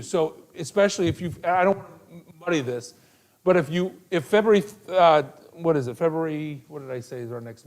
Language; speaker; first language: English; native; English